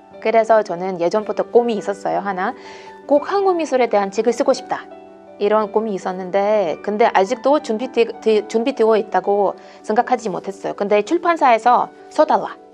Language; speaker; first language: Korean; non-native, fluent; Russian